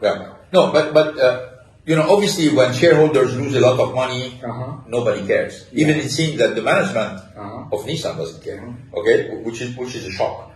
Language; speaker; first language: English; non-native, fluent; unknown